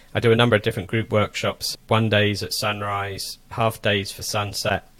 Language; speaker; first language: English; native; English